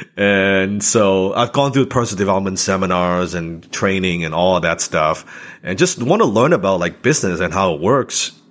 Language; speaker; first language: English; non-native, local second language; Cantonese